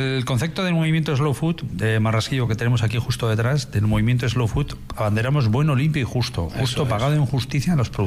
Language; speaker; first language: Spanish; native; Spanish